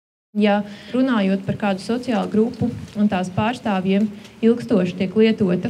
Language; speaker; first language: Latvian; native; Latvian